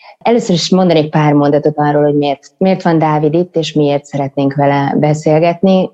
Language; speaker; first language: Hungarian; native; Hungarian